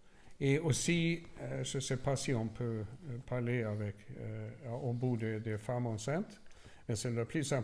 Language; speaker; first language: French; non-native, learner; Swedish